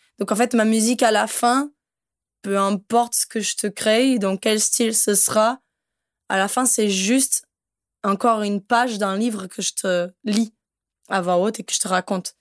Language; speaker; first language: French; non-native, fluent; Portuguese